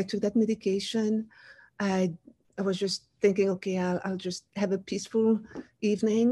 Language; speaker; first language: English; non-native, fluent; French